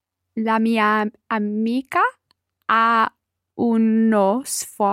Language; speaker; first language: Italian; non-native, learner; English